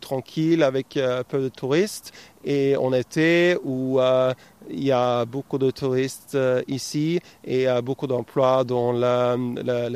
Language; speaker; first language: French; non-native, fluent; Norwegian